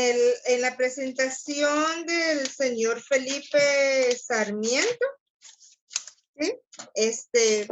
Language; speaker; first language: Spanish; non-native, local second language; English